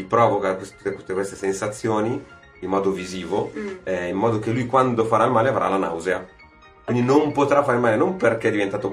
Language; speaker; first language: Italian; native; Italian